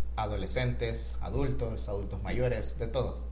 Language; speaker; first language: Spanish; native; Spanish